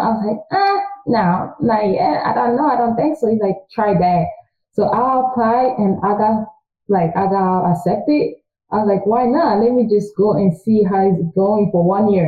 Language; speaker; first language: English; early bilingual, other home language; French